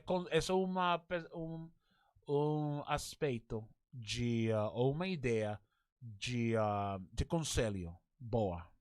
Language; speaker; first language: Portuguese; non-native, learner; English